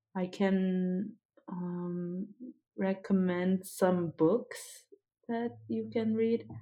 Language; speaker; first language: English; early bilingual, other home language; Korean